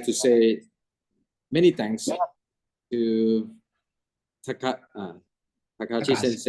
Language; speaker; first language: English; non-native, fluent; Thai